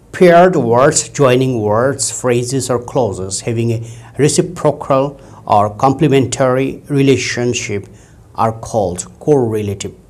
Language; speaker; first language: English; non-native, local second language; Bangla